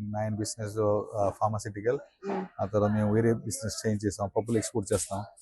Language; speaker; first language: Telugu; early bilingual, heritage; Telugu